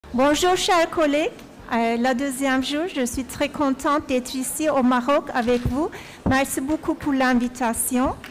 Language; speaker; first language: French; non-native, fluent; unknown